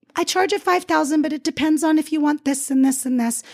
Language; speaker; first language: English; early bilingual, other home language; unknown